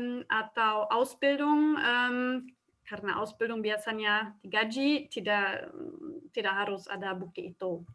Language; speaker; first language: Indonesian; non-native, fluent; German